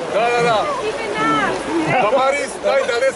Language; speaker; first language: Romanian; native; Romanian